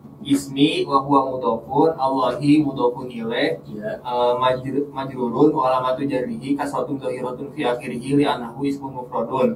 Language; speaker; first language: Arabic; non-native, learner; Indonesian